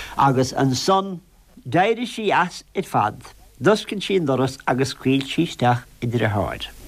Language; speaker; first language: Irish; native; Irish